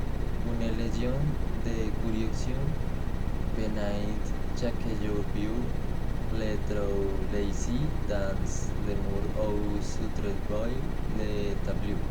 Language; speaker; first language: French; non-native, learner; Spanish